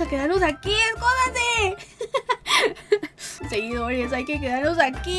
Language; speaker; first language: Spanish; native; Spanish